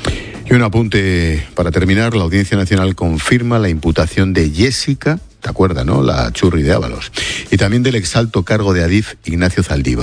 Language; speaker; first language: Spanish; native; Spanish